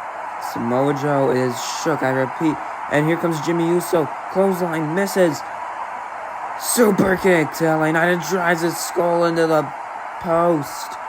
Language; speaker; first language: English; native; English